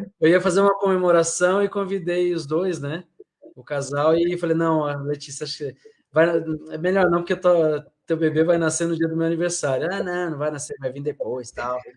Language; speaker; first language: Portuguese; native; Portuguese